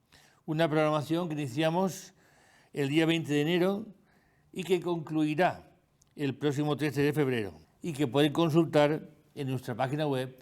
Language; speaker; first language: Spanish; native; Spanish